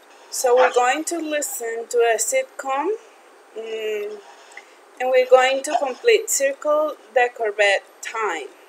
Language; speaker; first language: English; non-native, fluent; Spanish